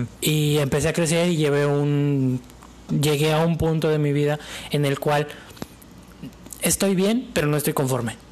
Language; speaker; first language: Spanish; native; Spanish